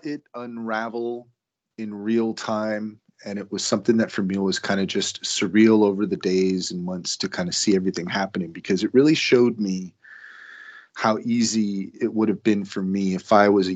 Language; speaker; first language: English; native; English